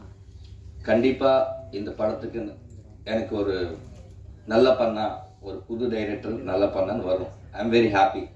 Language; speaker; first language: Tamil; non-native, learner; Telugu